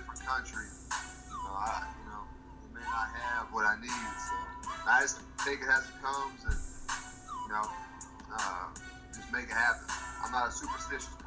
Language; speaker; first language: English; native; English